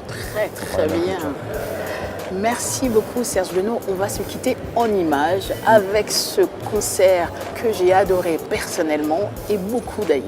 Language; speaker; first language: French; native; French